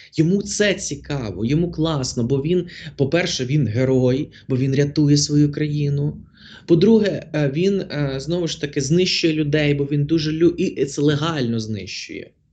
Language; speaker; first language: Ukrainian; non-native, local second language; Russian